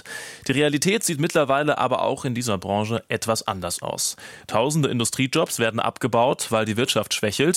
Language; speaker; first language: German; native; German